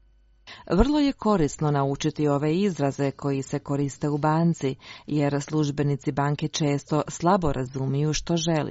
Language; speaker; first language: Croatian; native; Croatian